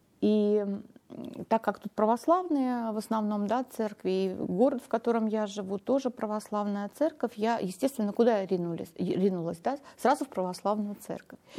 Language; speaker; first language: Russian; non-native, local second language; Armenian